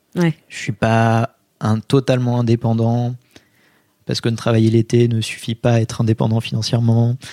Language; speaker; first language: French; native; French